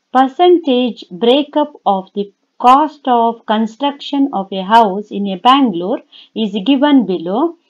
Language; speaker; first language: English; non-native, local second language; Kannada